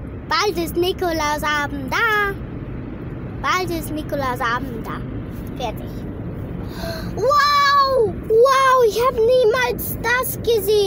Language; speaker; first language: German; early bilingual, other home language; Vietnamese